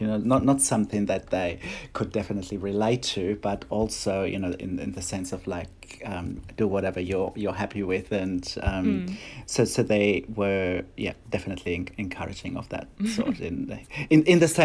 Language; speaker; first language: English; non-native, fluent; German